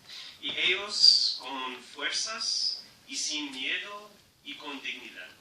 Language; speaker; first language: Spanish; non-native, learner; English